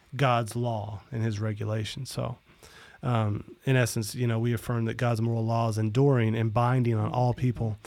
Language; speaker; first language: English; native; English